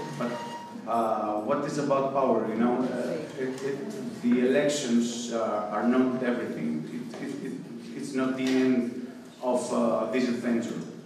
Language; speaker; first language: English; non-native, fluent; Italian